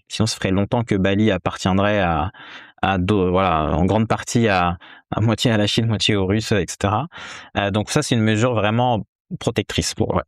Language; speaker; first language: French; native; French